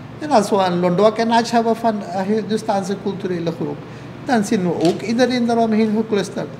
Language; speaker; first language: Dutch; native; Dutch